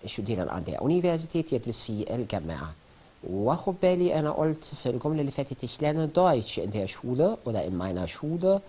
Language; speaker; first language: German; non-native, fluent; Arabic